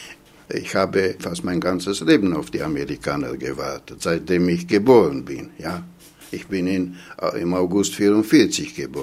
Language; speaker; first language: German; non-native, fluent; Romanian